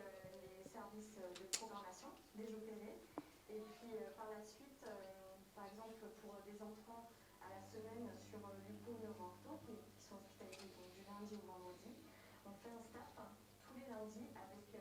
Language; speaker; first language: French; native; French